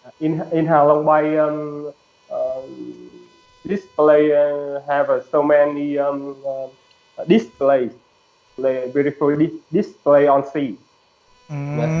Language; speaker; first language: English; non-native, learner; Vietnamese